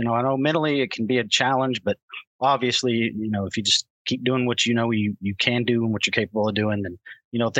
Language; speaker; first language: English; native; English